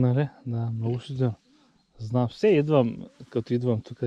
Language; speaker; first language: Bulgarian; non-native, local second language; Turkish